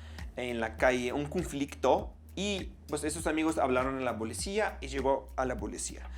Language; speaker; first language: Spanish; non-native, fluent; Arabic